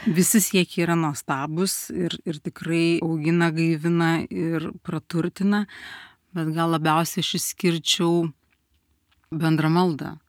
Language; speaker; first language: Lithuanian; native; Lithuanian